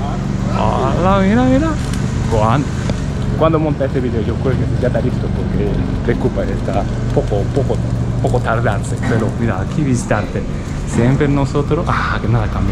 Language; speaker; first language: Spanish; non-native, learner; Japanese